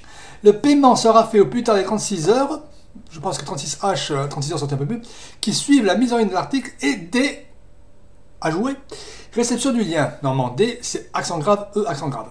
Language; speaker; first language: French; native; French